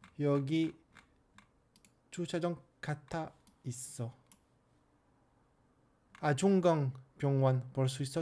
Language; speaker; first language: Korean; non-native, learner; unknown